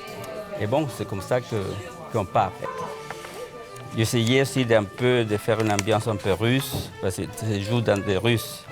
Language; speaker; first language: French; non-native, fluent; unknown